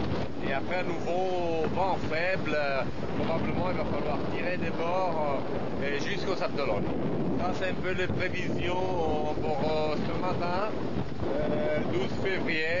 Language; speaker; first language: French; non-native, fluent; Italian